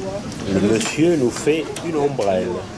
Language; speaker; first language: French; native; French